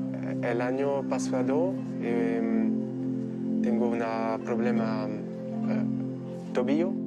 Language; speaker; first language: Spanish; non-native, learner; French